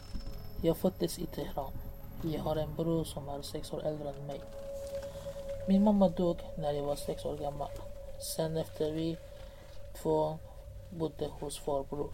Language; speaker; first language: Swedish; non-native, learner; Persian